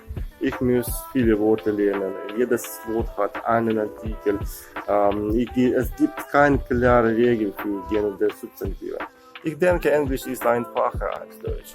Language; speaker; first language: German; non-native, learner; Ukrainian